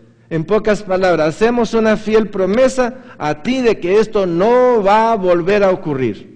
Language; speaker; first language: Spanish; native; Spanish